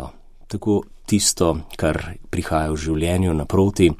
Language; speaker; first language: Slovenian; native; Slovenian